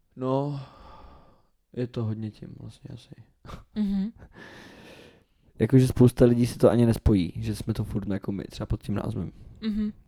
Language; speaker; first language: Czech; native; Czech